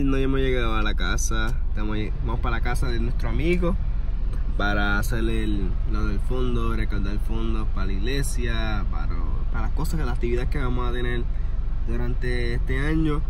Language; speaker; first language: Spanish; early bilingual, heritage; English